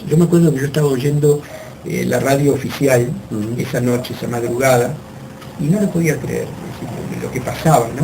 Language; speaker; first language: Spanish; native; Spanish